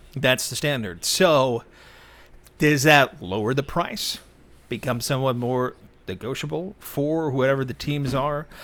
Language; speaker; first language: English; native; English